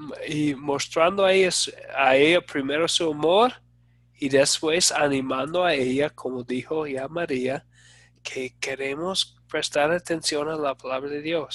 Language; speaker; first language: Spanish; non-native, fluent; English